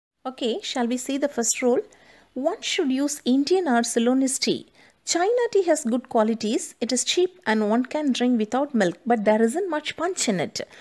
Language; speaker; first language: English; non-native, local second language; Tamil